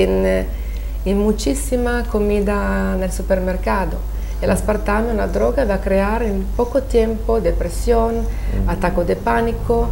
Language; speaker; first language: Spanish; non-native, learner; Italian